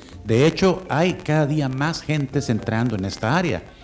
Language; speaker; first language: Spanish; native; Spanish